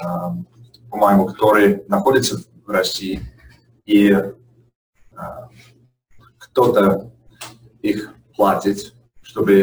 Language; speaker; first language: Russian; non-native, fluent; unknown